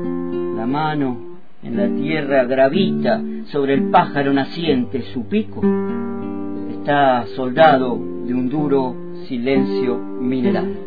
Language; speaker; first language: Spanish; native; Spanish